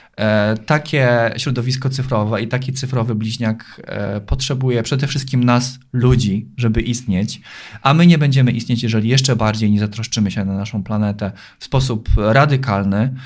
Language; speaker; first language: Polish; native; Polish